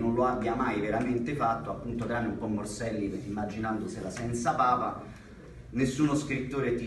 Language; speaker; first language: Italian; native; Italian